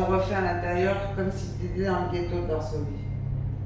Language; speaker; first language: French; native; French